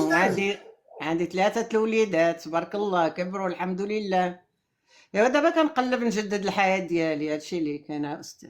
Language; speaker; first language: Arabic; native; Arabic